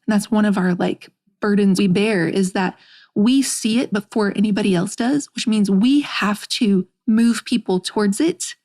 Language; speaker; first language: English; native; English